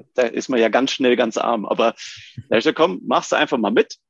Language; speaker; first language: German; native; German